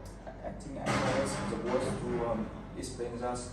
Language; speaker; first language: English; non-native, learner; Vietnamese